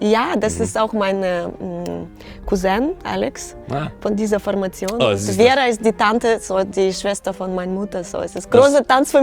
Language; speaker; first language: German; non-native, learner; Russian